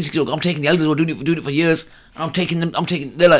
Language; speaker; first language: English; native; English